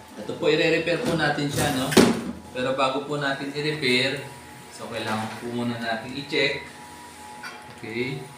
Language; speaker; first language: Filipino; native; Filipino